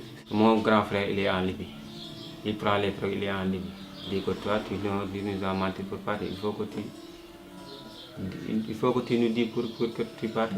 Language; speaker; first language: French; non-native, local second language; Wolof